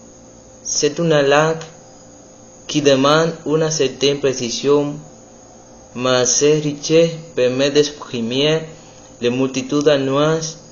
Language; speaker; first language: French; non-native, learner; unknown